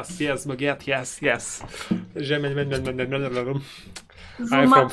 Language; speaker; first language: English; non-native, learner; Russian